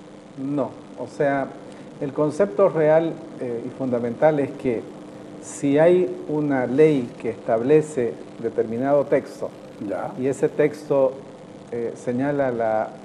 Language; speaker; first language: Spanish; native; Spanish